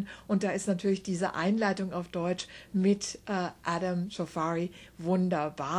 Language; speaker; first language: German; native; German